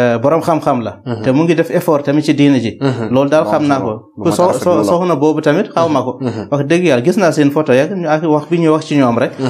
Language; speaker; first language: Wolof; non-native, local second language; Fula